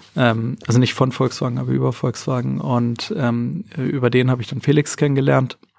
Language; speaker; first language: German; native; German